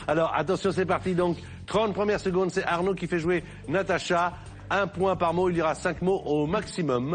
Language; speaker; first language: French; native; French